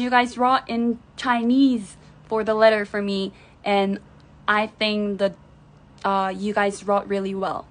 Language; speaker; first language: English; non-native, fluent; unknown